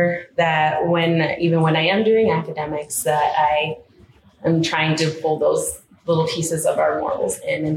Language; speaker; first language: English; native; English